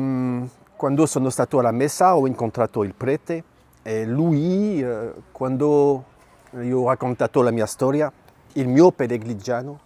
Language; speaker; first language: Italian; non-native, fluent; French